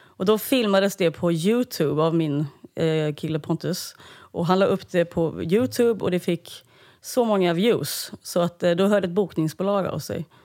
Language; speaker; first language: Swedish; native; Swedish